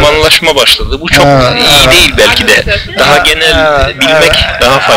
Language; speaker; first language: Turkish; native; Turkish